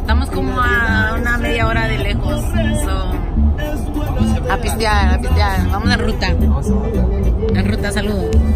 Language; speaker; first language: Spanish; early bilingual, heritage; Spanish